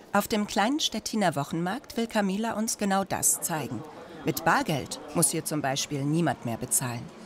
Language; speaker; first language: German; native; German